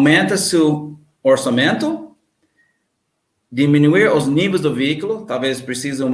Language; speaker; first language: Portuguese; non-native, learner; English